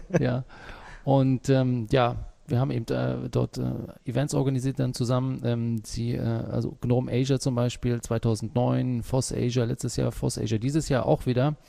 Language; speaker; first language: German; native; German